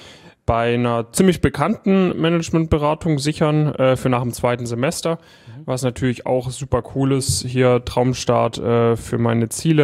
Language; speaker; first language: German; native; German